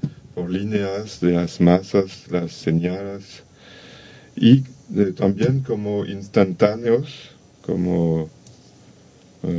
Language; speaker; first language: Spanish; non-native, learner; French